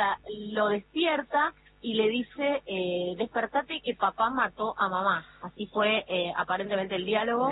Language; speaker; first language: Spanish; native; Spanish